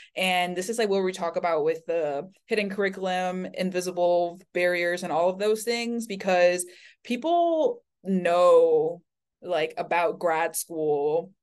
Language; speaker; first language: English; early bilingual, other home language; Chinese